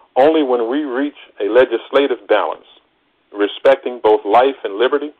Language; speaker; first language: English; native; English